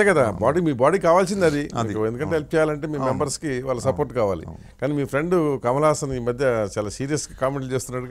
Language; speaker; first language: Telugu; native; Telugu